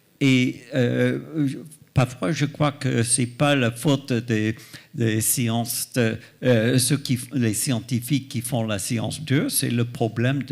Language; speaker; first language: French; non-native, fluent; English